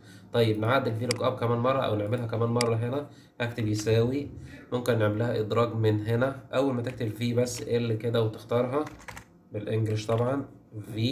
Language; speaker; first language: Arabic; native; Arabic